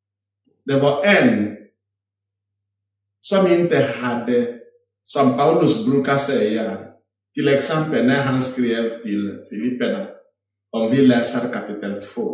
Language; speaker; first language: Swedish; non-native, fluent; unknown